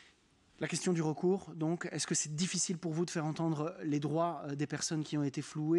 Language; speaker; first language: French; native; French